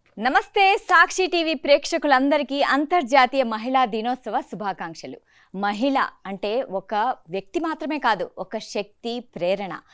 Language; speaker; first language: Telugu; native; Telugu